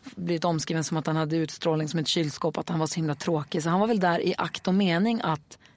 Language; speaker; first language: Swedish; native; Swedish